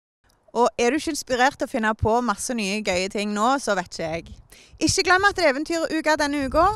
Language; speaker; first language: Norwegian; native; Norwegian